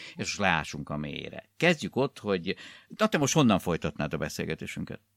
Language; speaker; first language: Hungarian; native; Hungarian